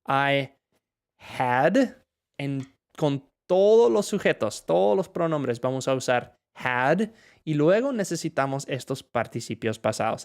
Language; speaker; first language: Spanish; non-native, fluent; English